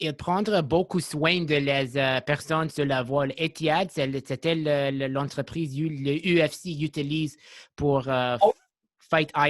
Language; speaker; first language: French; non-native, local second language; English